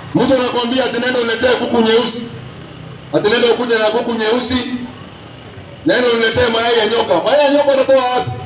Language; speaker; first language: Swahili; non-native, local second language; Kikuyu